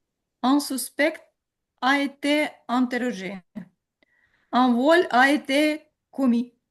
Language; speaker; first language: French; non-native, learner; Ukrainian